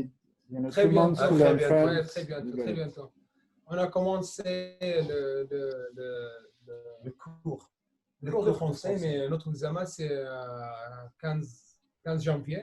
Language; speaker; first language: French; non-native, learner; Arabic